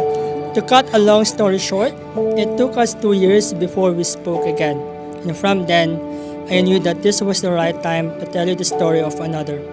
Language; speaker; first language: English; non-native, fluent; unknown